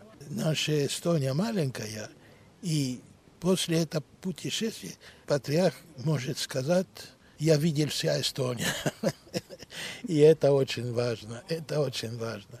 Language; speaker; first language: Russian; non-native, learner; Greek